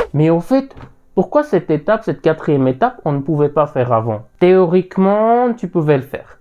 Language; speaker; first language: French; non-native, fluent; Armenian